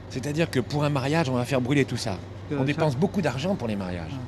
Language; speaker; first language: French; native; French